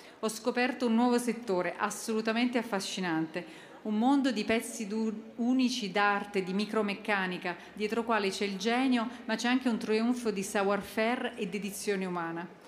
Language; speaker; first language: Italian; native; Italian